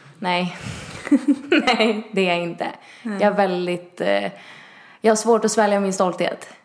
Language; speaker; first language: Swedish; early bilingual, other home language; Italian